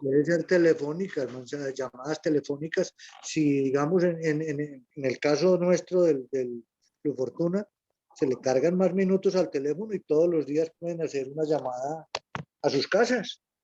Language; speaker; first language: Spanish; native; Spanish